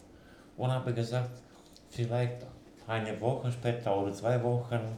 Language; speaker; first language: German; non-native, learner; Romanian